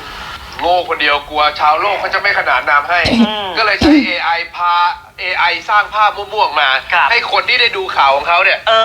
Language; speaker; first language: Thai; native; Thai